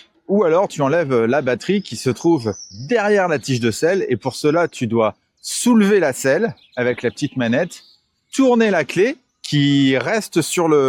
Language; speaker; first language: French; native; French